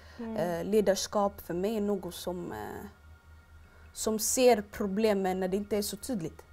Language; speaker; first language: Swedish; early bilingual, other home language; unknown